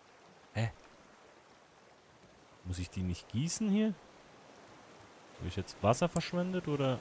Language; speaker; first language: German; native; German